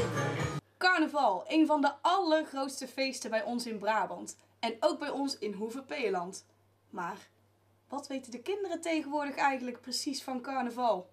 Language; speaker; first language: Dutch; native; Dutch